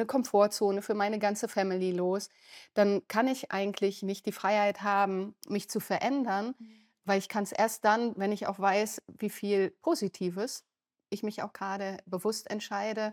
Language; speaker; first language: German; native; German